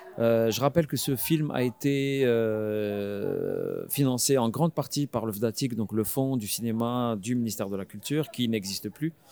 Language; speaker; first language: French; non-native, local second language; Arabic